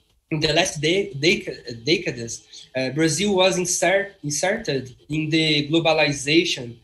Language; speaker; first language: English; non-native, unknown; Portuguese